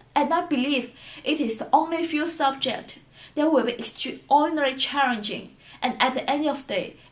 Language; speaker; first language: English; non-native, fluent; Chinese